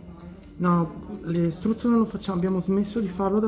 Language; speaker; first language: Italian; native; Italian